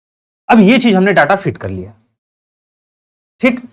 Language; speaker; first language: Hindi; native; Hindi